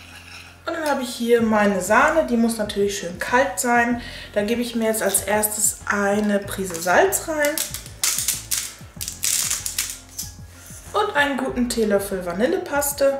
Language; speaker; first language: German; native; German